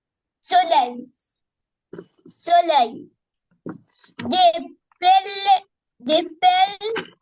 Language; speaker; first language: French; non-native, learner; Arabic